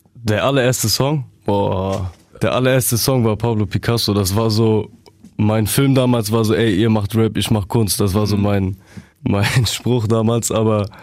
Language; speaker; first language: German; native; German